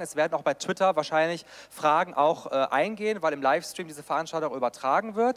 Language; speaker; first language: German; native; German